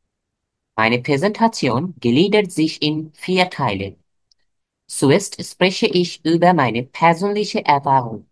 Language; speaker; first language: German; non-native, fluent; Bangla